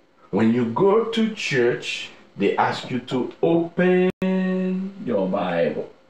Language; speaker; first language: English; non-native, fluent; Haitian Creole